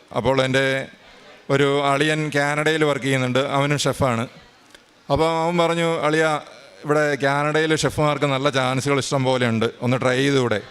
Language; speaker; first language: Malayalam; native; Malayalam